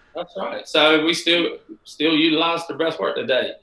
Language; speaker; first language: English; native; English